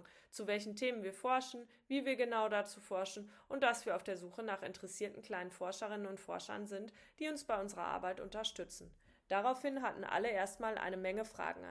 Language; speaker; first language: German; native; German